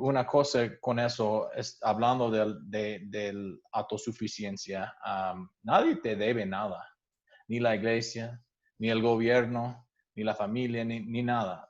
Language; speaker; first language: Spanish; non-native, fluent; English